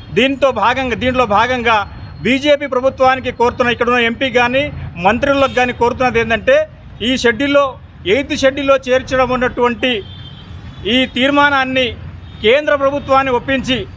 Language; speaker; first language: Telugu; non-native, local second language; Lambadi